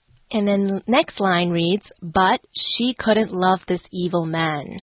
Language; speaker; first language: English; non-native, fluent; Chinese